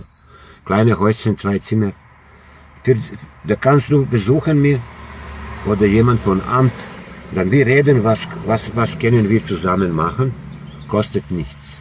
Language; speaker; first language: German; non-native, learner; Croatian